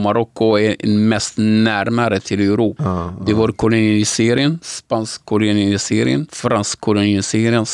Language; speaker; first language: Swedish; non-native, fluent; Arabic